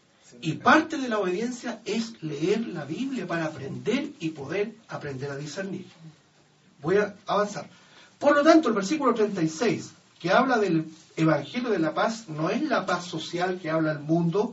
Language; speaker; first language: Spanish; native; Spanish